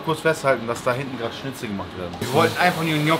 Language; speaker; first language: German; native; German